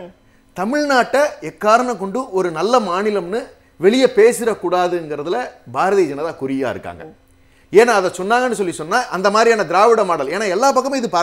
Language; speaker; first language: Tamil; native; Tamil